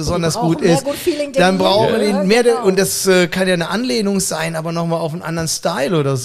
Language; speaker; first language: German; native; German